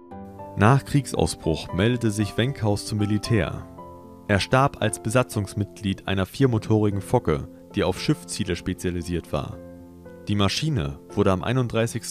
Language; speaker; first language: German; native; German